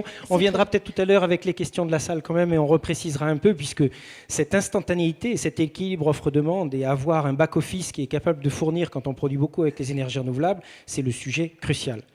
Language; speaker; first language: French; native; French